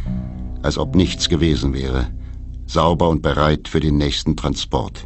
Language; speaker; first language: German; native; German